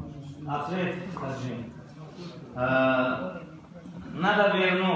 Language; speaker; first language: Russian; non-native, local second language; Tajik